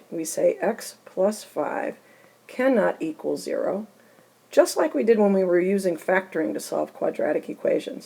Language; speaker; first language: English; native; English